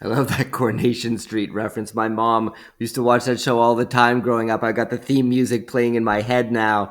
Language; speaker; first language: English; native; English